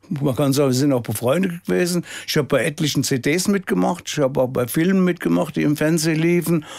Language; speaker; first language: German; native; German